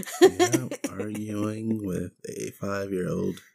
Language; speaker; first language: English; native; English